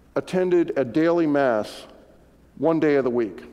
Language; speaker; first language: English; native; English